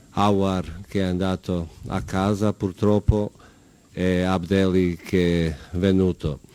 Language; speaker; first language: Italian; non-native, fluent; Bosnian